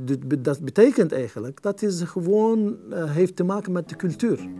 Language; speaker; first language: Dutch; non-native, fluent; Turkish